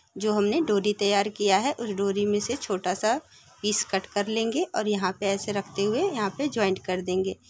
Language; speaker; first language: Hindi; native; Hindi